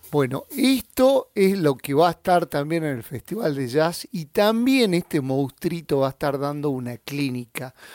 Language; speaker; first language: Spanish; native; Spanish